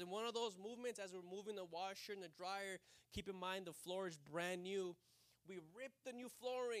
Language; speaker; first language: English; early bilingual, other home language; Spanish